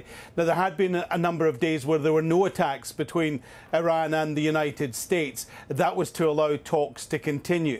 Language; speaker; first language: English; native; English